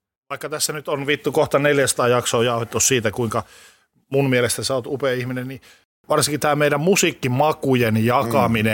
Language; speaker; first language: Finnish; native; Finnish